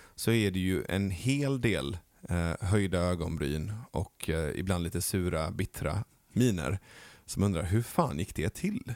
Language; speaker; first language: Swedish; early bilingual, other home language; Persian